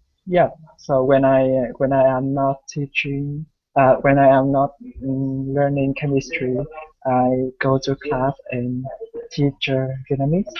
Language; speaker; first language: English; non-native, learner; Vietnamese